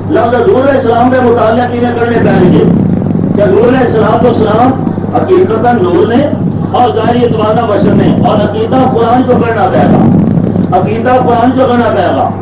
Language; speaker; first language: Urdu; non-native, local second language; Punjabi